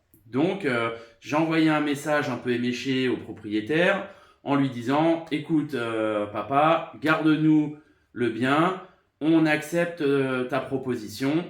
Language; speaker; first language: French; native; French